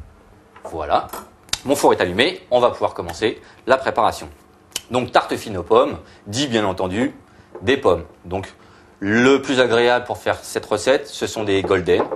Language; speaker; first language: French; native; French